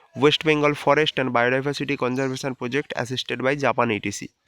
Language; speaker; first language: English; non-native, local second language; Bangla